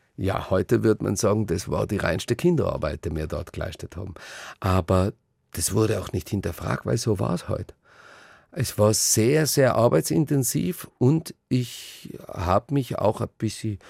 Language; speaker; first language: German; native; German